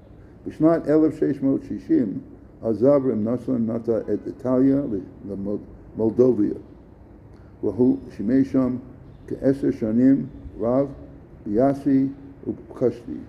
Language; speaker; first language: Hebrew; non-native, fluent; English